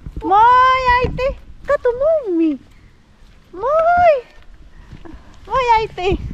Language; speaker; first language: Finnish; non-native, learner; Filipino